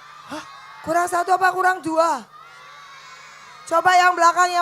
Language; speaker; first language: Indonesian; native; Indonesian